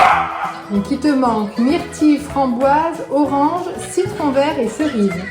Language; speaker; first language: French; native; French